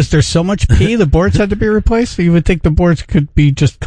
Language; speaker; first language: English; native; English